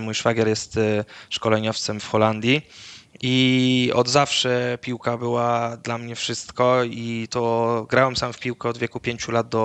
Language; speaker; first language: Polish; early bilingual, other home language; Dutch